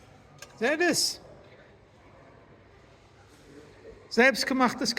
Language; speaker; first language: German; native; German